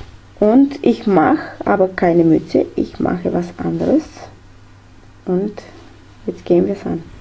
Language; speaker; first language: German; non-native, fluent; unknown